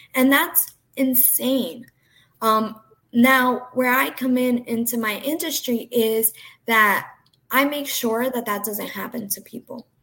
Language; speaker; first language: English; early bilingual, other home language; Portuguese